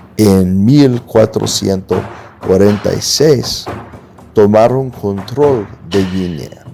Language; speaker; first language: Spanish; non-native, fluent; English